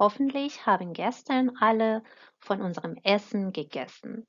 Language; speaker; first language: German; non-native, fluent; Persian